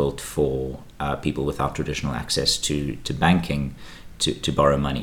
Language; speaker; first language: English; native; English